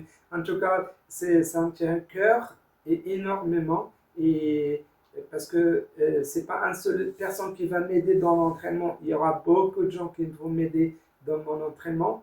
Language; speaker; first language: French; non-native, learner; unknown